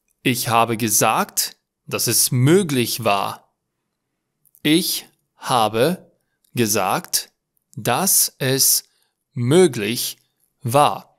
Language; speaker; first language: German; non-native, learner; Romanian